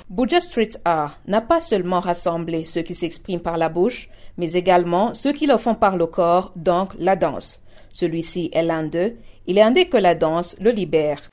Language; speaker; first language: French; non-native, local second language; Rundi